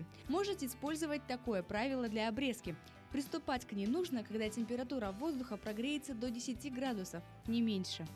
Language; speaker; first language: Russian; native; Russian